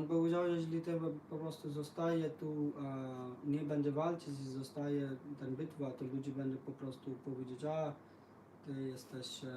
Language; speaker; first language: Polish; non-native, learner; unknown